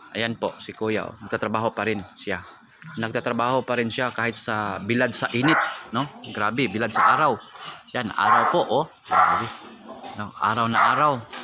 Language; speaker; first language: Filipino; non-native, local second language; Cebuano